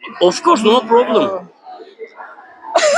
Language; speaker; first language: English; non-native, learner; Turkish